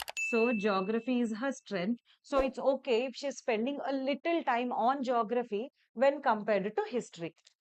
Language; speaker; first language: English; non-native, local second language; Telugu